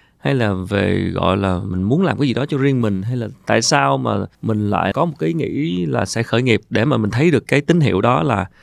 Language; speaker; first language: Vietnamese; native; Vietnamese